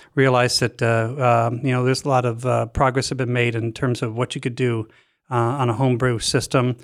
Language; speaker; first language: English; native; English